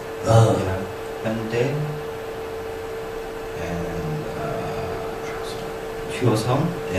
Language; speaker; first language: English; non-native, learner; Korean